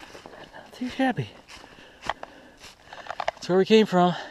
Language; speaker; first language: English; native; English